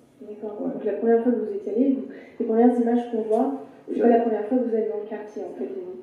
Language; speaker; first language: French; native; French